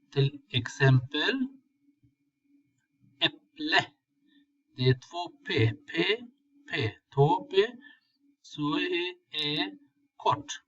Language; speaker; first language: Swedish; non-native, fluent; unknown